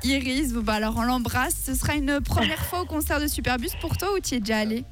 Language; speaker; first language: French; native; French